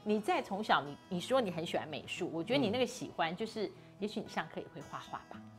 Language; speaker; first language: Chinese; native; Chinese